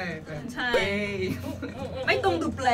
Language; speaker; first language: Thai; non-native, learner; Korean